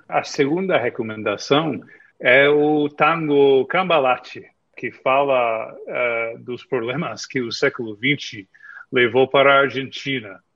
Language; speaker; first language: Portuguese; non-native, fluent; English